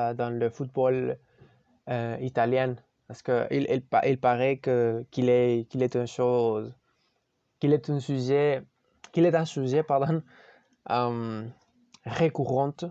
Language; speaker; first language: French; non-native, learner; Spanish